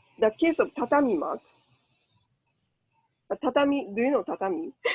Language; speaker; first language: English; non-native, learner; Japanese